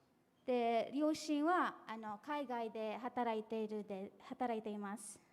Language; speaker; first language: Japanese; non-native, fluent; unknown